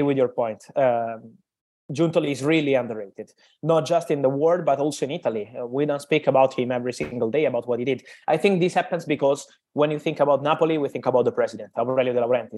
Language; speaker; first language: English; non-native, fluent; Italian